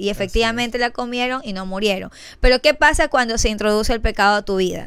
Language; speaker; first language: Spanish; native; Spanish